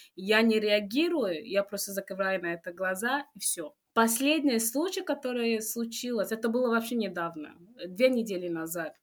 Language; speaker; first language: Russian; non-native, fluent; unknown